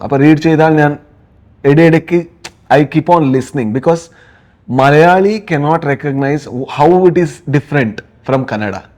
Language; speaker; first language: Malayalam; non-native, learner; Kannada